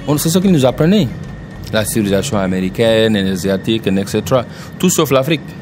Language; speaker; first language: French; non-native, local second language; Wolof